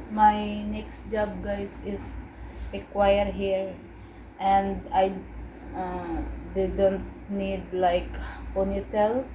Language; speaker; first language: English; non-native, learner; Cebuano